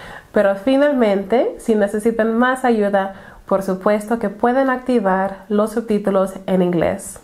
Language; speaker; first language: Spanish; non-native, fluent; English